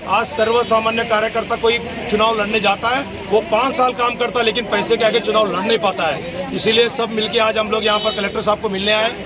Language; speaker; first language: Hindi; non-native, local second language; Marathi